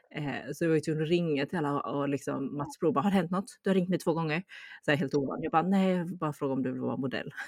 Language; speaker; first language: Swedish; early bilingual, other home language; Chinese